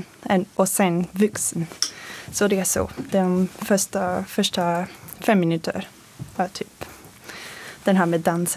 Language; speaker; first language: Swedish; non-native, fluent; French